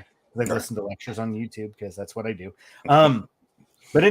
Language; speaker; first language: English; native; English